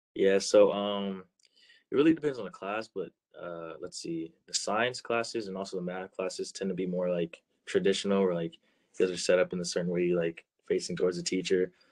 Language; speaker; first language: English; native; English